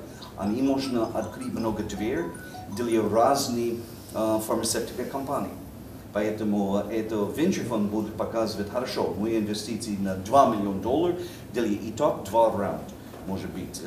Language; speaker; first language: Russian; non-native, fluent; English